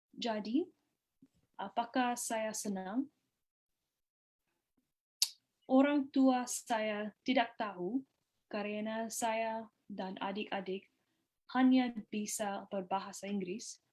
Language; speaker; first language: Indonesian; non-native, learner; English